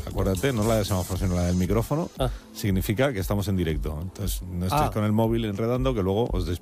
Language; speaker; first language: Spanish; native; Spanish